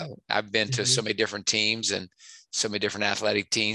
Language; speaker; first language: English; native; English